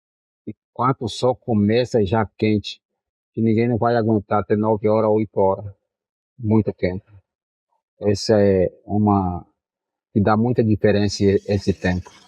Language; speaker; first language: Portuguese; non-native, local second language; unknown